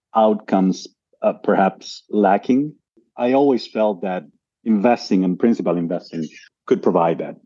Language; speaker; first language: English; non-native, fluent; Spanish